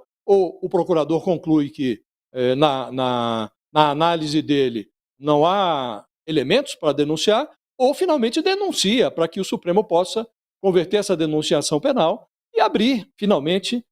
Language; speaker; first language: Portuguese; native; Portuguese